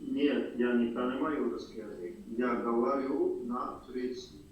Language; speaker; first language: Russian; non-native, learner; Kazakh